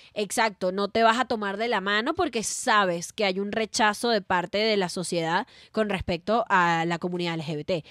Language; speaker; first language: Spanish; native; Spanish